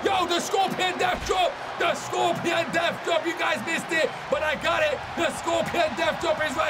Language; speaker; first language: English; native; English